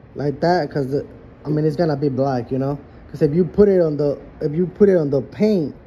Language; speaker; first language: English; early bilingual, other home language; Spanish